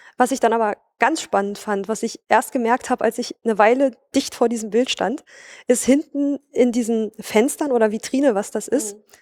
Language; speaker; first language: German; native; German